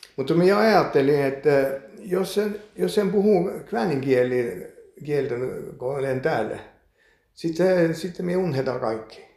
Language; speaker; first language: Finnish; early bilingual, heritage; Finnish